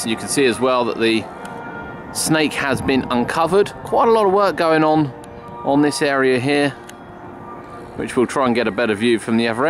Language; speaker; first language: English; native; English